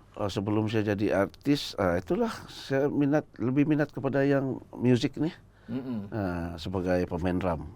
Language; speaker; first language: Malay; non-native, local second language; Central Dusun